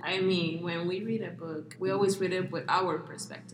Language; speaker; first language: English; non-native, local second language; Spanish